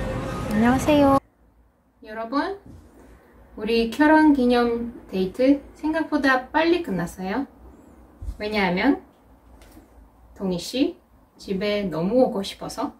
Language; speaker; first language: Korean; non-native, fluent; Russian